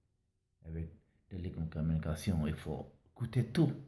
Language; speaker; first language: French; non-native, learner; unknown